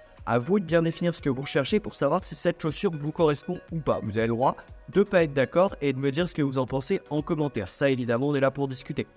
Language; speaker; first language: French; native; French